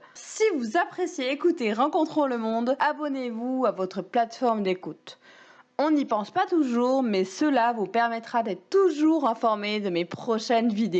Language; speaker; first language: French; native; French